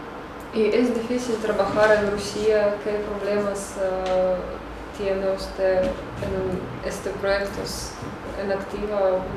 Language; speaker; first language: Spanish; non-native, fluent; Russian